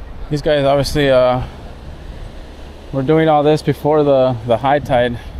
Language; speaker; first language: English; early bilingual, other home language; Spanish